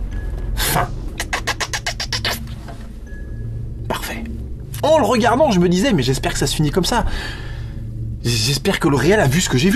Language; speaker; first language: French; native; French